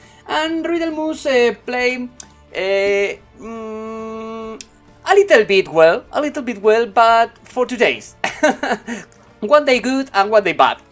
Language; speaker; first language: English; non-native, learner; Spanish